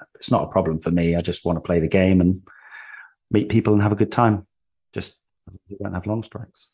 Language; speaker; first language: English; native; English